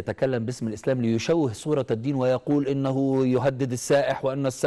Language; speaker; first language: Arabic; native; Arabic